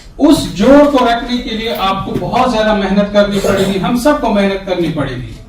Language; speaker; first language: Urdu; non-native, local second language; Pashto